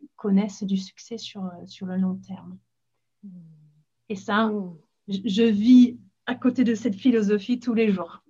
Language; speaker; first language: French; non-native, fluent; English